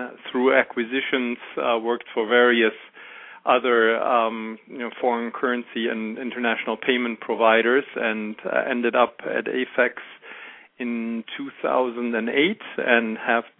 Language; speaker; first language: English; non-native, fluent; German